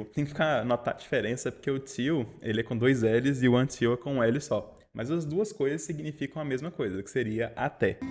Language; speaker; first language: Portuguese; native; Portuguese